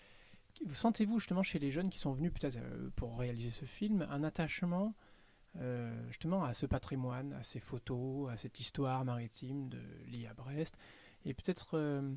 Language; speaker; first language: French; native; French